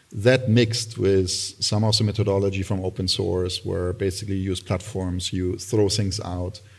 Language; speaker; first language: English; non-native, fluent; German